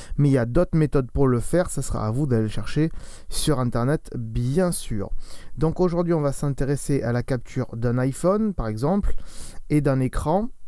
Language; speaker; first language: French; native; French